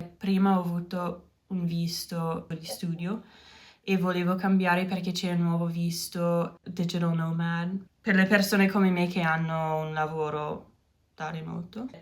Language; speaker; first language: Italian; non-native, learner; English